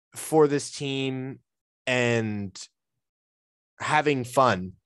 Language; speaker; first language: English; native; English